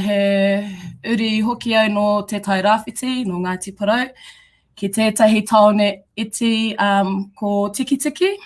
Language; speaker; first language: Māori; non-native, local second language; English